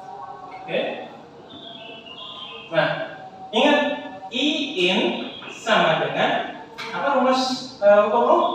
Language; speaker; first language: Indonesian; native; Indonesian